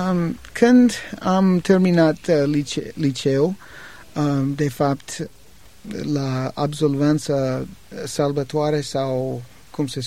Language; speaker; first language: Romanian; non-native, learner; English